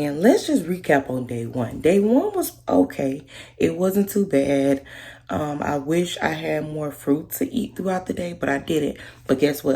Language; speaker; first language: English; native; English